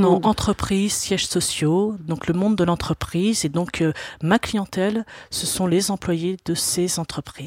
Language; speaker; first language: French; native; French